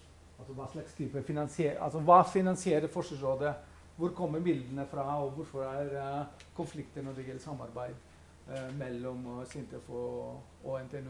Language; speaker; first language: Norwegian; non-native, fluent; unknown